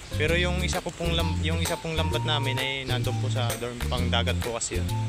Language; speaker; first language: Filipino; native; Filipino